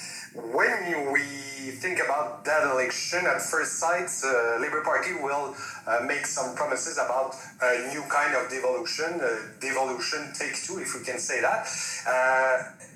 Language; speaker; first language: English; non-native, fluent; French